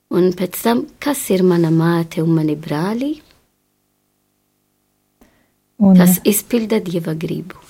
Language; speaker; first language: Latvian; non-native, fluent; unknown